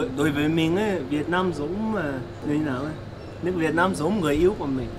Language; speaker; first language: Vietnamese; non-native, learner; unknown